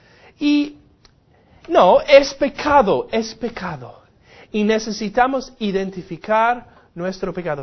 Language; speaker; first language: Spanish; non-native, fluent; English